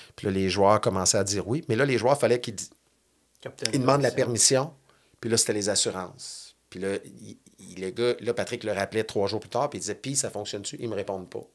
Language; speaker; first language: French; native; French